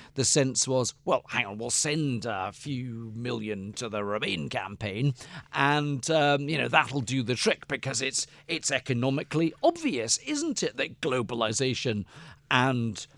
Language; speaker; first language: English; native; English